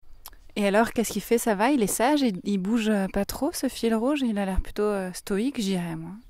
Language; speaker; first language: French; native; French